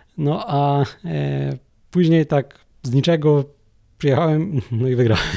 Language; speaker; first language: Polish; native; Polish